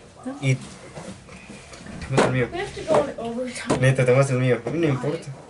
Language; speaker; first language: Spanish; early bilingual, heritage; Spanish